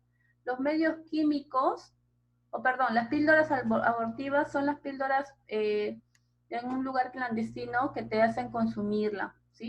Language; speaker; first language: Spanish; native; Spanish